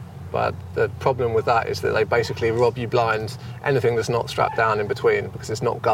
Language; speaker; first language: English; native; English